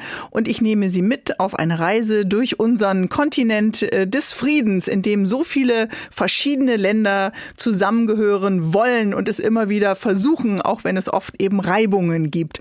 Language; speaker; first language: German; native; German